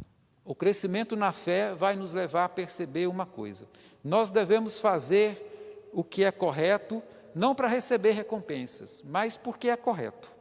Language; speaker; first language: Portuguese; native; Portuguese